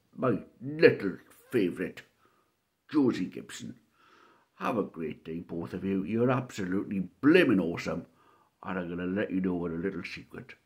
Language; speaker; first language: English; native; English